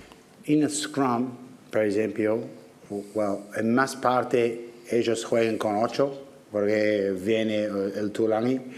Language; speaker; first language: Spanish; non-native, learner; English